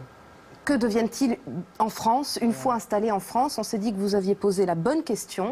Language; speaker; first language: French; native; French